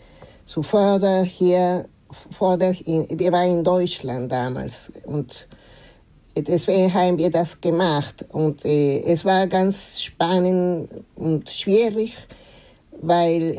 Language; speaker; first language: German; non-native, fluent; Spanish